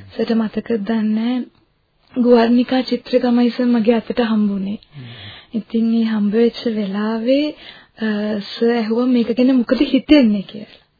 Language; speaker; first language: Sinhala; non-native, local second language; Tamil